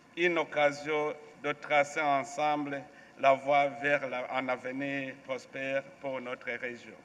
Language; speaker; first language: French; non-native, local second language; Rundi